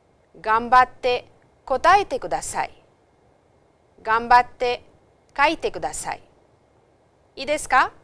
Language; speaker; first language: Japanese; non-native, fluent; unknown